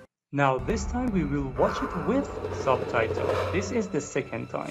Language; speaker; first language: English; non-native, fluent; Persian